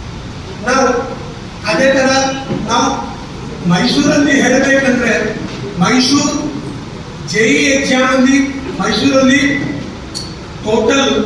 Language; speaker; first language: Kannada; non-native, learner; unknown